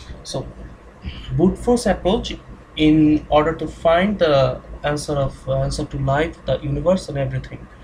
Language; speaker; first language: English; non-native, local second language; Bangla